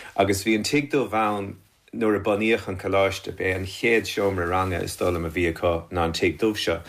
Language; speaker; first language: Irish; native; Irish